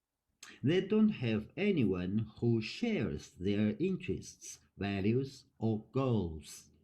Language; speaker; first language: English; non-native, learner; Chinese